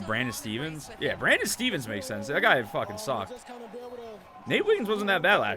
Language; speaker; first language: English; native; English